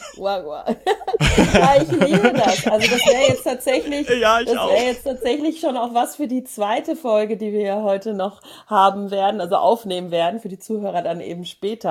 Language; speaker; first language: German; native; German